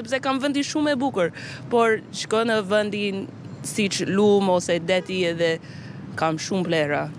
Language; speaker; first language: Albanian; non-native, learner; English